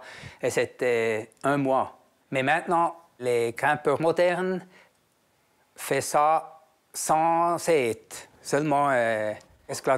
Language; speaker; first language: French; non-native, fluent; German